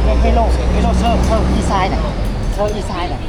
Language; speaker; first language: English; non-native, learner; Vietnamese